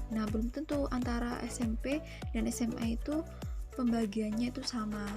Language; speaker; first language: Indonesian; native; Indonesian